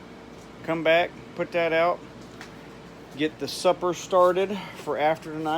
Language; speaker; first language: English; native; English